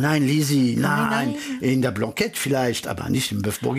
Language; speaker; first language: German; early bilingual, heritage; French